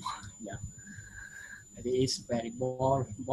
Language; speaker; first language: English; non-native, learner; Vietnamese